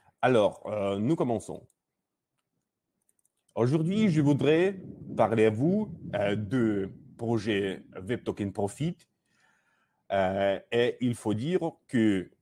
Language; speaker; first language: French; non-native, learner; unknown